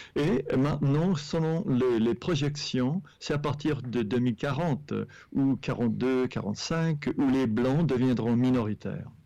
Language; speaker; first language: French; non-native, fluent; English